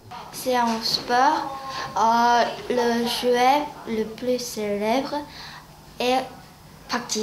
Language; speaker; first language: French; non-native, learner; Korean